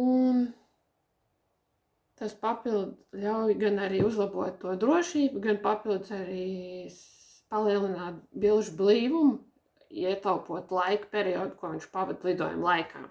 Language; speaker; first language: Latvian; native; Latvian